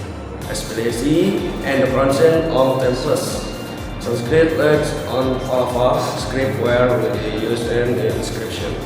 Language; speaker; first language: English; non-native, learner; Indonesian